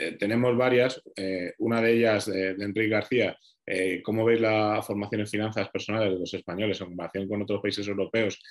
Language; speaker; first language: Spanish; native; Spanish